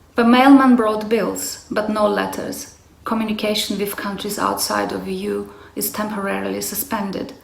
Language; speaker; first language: English; non-native, fluent; Romanian